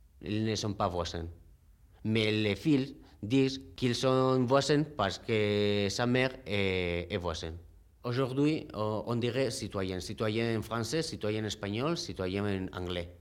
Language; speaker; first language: French; non-native, fluent; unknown